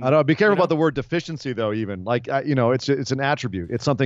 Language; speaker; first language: English; native; English